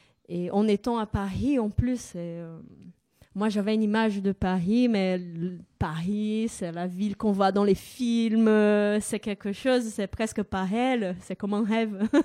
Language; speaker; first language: French; non-native, fluent; Portuguese